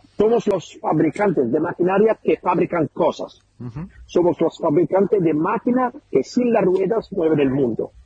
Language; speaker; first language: Spanish; non-native, fluent; Italian